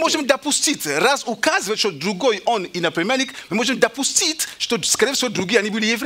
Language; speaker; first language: Russian; native; Russian